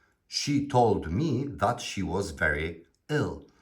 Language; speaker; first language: English; non-native, fluent; Polish